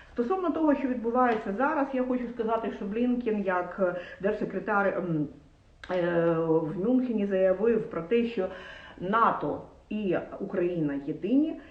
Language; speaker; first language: Ukrainian; non-native, local second language; Russian